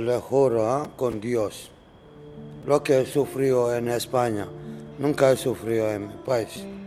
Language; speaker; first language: Spanish; non-native, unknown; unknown